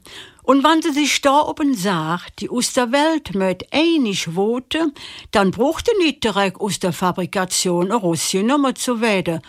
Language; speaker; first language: German; native; German